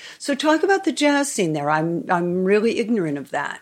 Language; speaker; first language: English; native; English